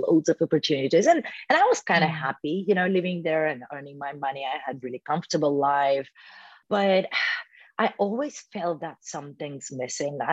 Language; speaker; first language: English; non-native, fluent; Bulgarian